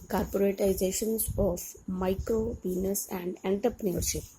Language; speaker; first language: English; non-native, local second language; Punjabi